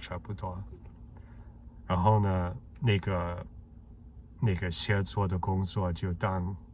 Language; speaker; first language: Chinese; non-native, fluent; English